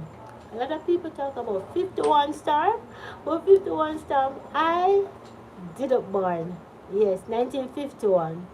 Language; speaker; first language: English; non-native, local second language; Jamaican Creole English